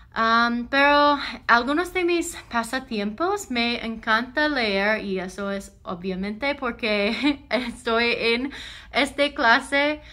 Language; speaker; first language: Spanish; non-native, learner; English